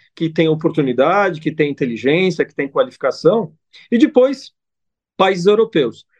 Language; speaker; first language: Portuguese; non-native, fluent; Italian